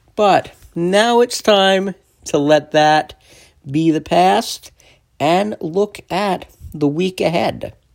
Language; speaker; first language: English; native; English